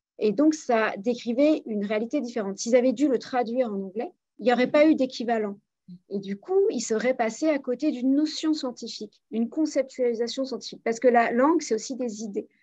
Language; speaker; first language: French; native; French